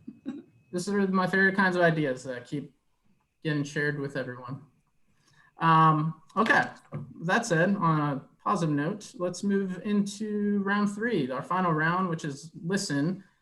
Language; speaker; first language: English; native; English